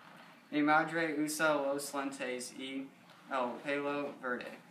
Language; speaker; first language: Spanish; non-native, learner; English